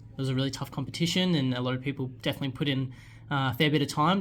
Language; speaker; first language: English; native; English